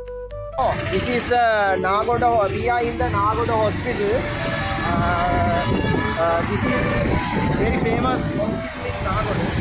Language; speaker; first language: English; non-native, local second language; Sinhala